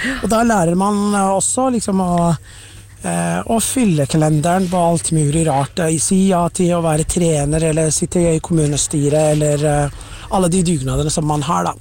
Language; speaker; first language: Norwegian; non-native, fluent; Somali